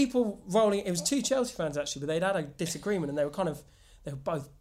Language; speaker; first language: English; native; English